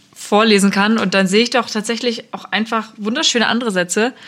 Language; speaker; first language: German; native; German